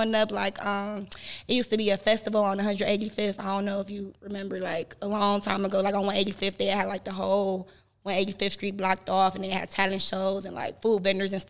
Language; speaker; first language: English; native; English